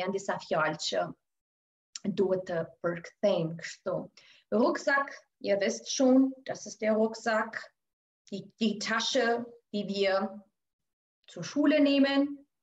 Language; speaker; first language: German; non-native, fluent; Albanian